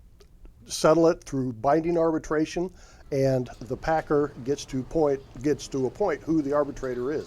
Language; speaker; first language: English; native; English